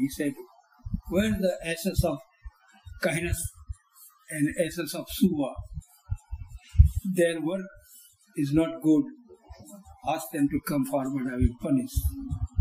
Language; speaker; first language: English; non-native, local second language; Hindi